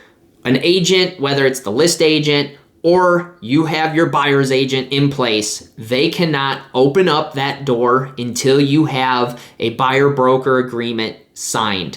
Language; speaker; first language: English; native; English